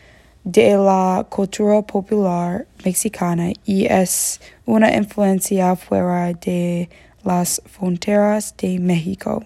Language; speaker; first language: Spanish; non-native, learner; English